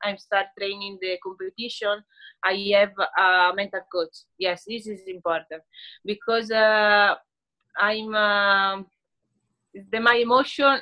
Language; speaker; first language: English; non-native, learner; Italian